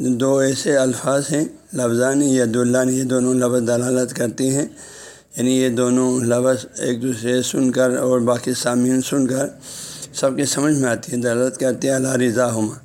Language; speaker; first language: Urdu; non-native, local second language; Balti